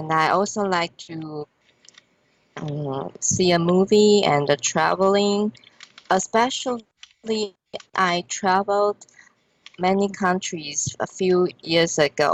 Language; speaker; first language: English; non-native, learner; Chinese